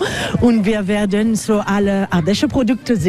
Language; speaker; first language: German; non-native, learner; French